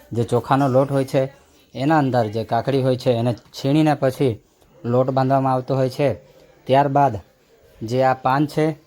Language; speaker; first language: Gujarati; non-native, local second language; Vasavi